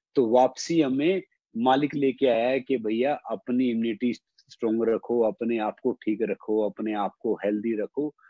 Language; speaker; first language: Hindi; native; Hindi